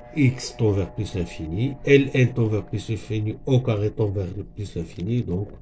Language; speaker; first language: French; non-native, local second language; Arabic